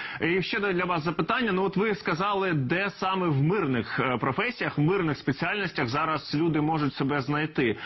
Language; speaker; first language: Ukrainian; native; Ukrainian